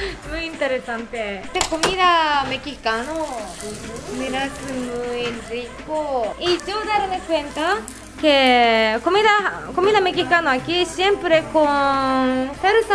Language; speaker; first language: Spanish; non-native, learner; Japanese